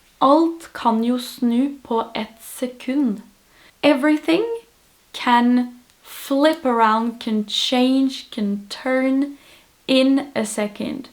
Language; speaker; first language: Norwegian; non-native, fluent; French